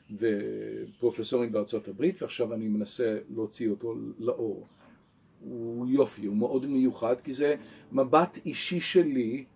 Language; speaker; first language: Hebrew; non-native, local second language; English